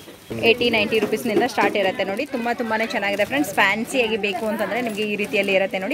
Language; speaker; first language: Kannada; native; Kannada